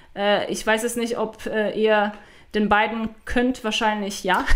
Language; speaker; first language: German; non-native, fluent; Polish